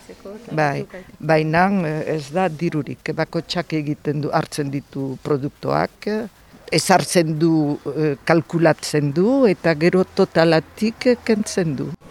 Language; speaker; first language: Basque; non-native, local second language; French